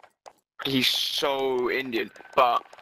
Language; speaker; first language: English; native; English